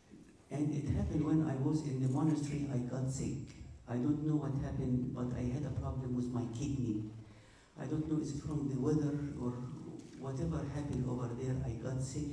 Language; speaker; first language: English; non-native, fluent; Arabic